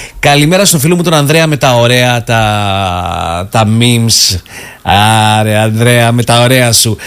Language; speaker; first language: Greek; native; Greek